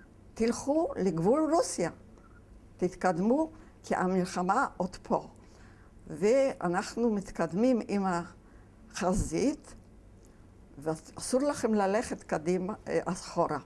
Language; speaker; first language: Hebrew; non-native, fluent; Yiddish